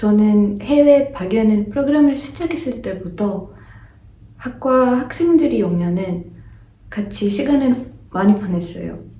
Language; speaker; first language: Korean; non-native, fluent; Greek